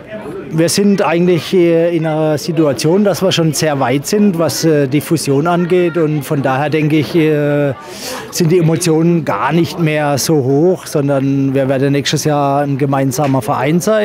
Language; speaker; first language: German; native; German